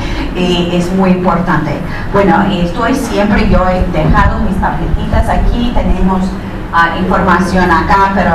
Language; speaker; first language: Spanish; non-native, fluent; English